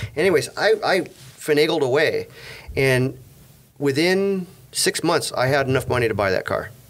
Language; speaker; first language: English; native; English